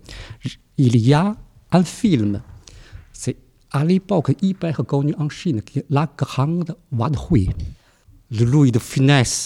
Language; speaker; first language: French; non-native, fluent; Chinese